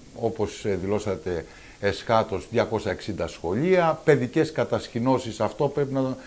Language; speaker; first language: Greek; native; Greek